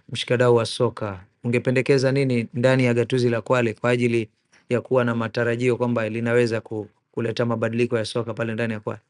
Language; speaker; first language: Swahili; native; Swahili